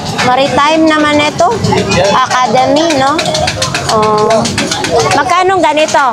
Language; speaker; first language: Filipino; native; Filipino